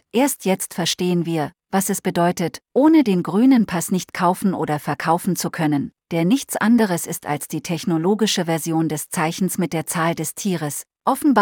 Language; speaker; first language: German; native; German